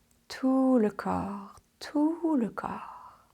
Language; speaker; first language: French; native; French